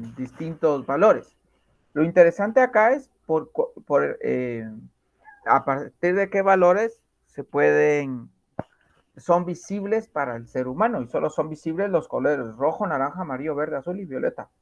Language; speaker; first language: Spanish; native; Spanish